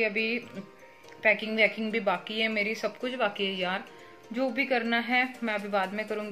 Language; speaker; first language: Hindi; native; Hindi